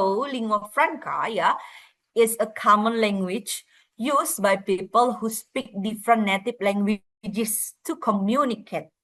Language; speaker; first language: English; non-native, fluent; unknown